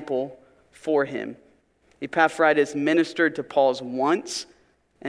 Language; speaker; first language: English; native; English